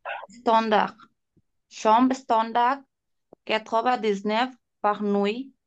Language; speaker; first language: French; non-native, learner; Bangla